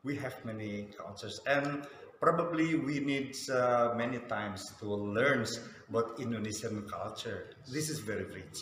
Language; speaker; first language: English; non-native, fluent; Sundanese